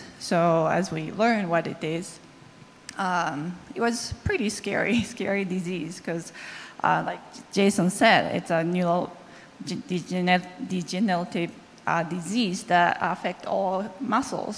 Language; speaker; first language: English; non-native, fluent; Japanese